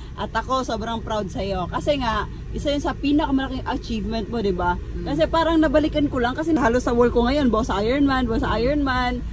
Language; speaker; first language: Filipino; non-native, local second language; Cebuano